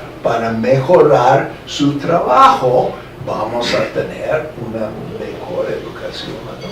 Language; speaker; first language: Spanish; non-native, fluent; English